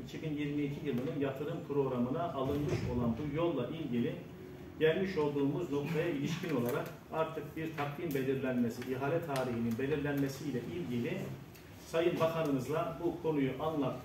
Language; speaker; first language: Turkish; native; Turkish